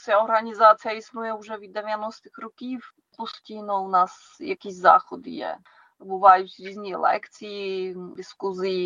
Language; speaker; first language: Ukrainian; non-native, fluent; Czech